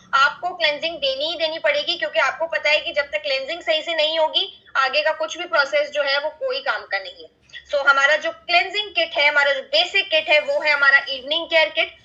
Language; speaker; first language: Hindi; native; Hindi